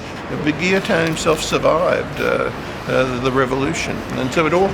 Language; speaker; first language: English; native; English